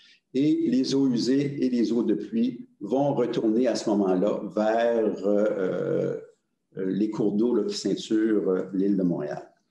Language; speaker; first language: French; native; French